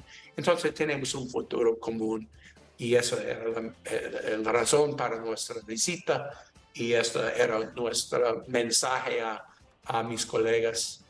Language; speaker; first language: Spanish; non-native, learner; English